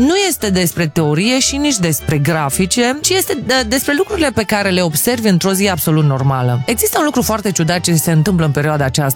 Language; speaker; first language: Romanian; native; Romanian